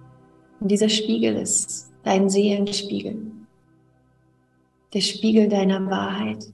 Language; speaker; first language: German; native; German